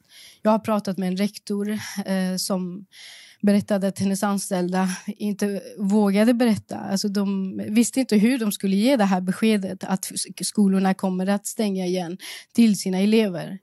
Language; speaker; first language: Swedish; early bilingual, other home language; Persian